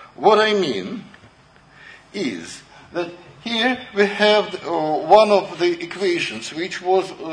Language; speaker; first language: English; non-native, fluent; Russian